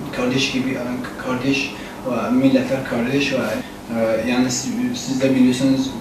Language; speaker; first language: Turkish; non-native, fluent; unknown